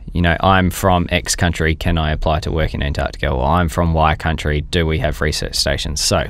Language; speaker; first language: English; native; English